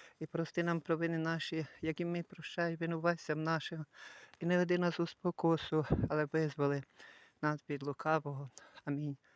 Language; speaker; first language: Ukrainian; native; Ukrainian